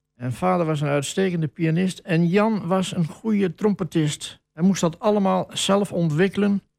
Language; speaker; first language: Dutch; native; Dutch